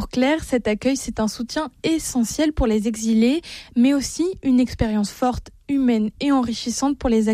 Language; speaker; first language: French; native; French